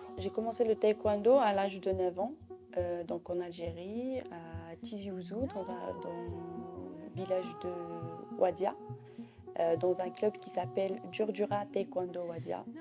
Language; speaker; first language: French; non-native, local second language; Kabyle